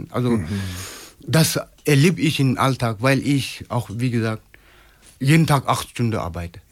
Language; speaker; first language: German; non-native, learner; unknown